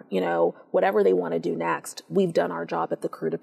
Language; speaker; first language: English; native; English